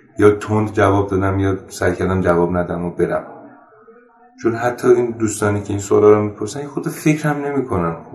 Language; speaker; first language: Persian; non-native, local second language; Armenian